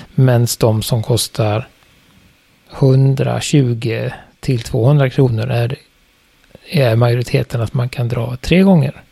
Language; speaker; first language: Swedish; native; Swedish